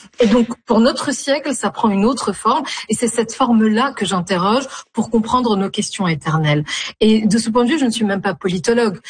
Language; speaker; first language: French; non-native, local second language; Arabic